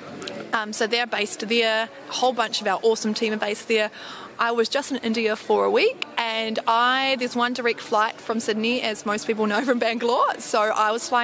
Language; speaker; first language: English; native; English